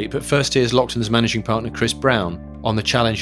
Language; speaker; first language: English; native; English